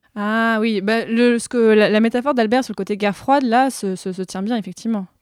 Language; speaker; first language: French; native; French